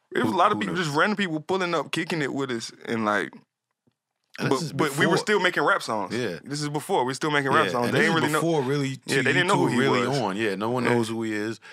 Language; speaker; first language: English; native; English